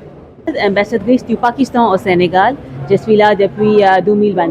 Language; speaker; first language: French; non-native, fluent; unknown